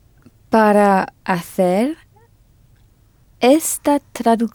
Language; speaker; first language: Spanish; non-native, learner; French